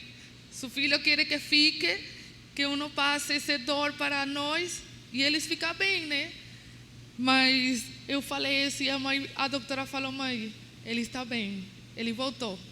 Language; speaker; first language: Portuguese; non-native, learner; Spanish